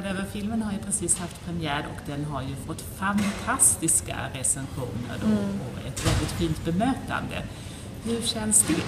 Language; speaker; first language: Swedish; native; Swedish